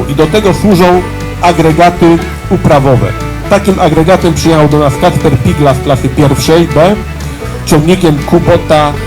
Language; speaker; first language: Polish; native; Polish